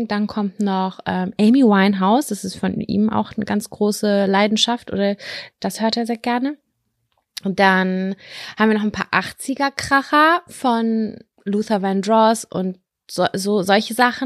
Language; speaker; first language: German; native; German